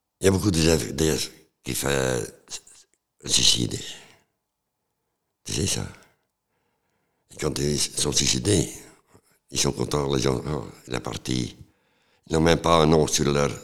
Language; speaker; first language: French; non-native, local second language; Dutch